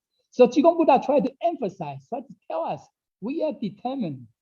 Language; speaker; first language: English; non-native, fluent; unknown